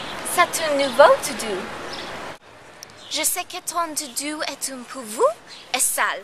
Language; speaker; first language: French; non-native, learner; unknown